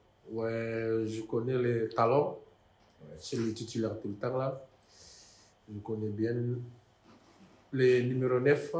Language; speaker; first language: French; non-native, learner; Fijian